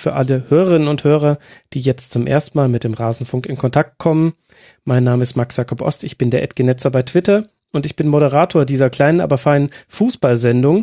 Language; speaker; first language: German; native; German